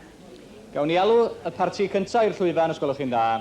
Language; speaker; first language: Welsh; native; Welsh